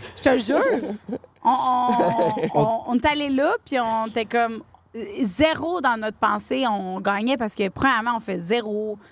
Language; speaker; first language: French; native; French